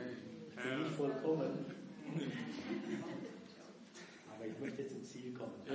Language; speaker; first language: German; non-native, fluent; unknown